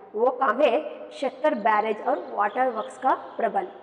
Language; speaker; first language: Hindi; non-native, local second language; Kannada